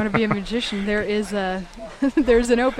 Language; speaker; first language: English; native; English